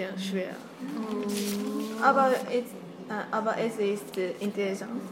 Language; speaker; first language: German; non-native, learner; Japanese